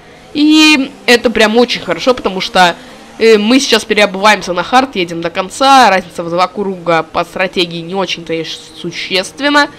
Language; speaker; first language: Russian; native; Russian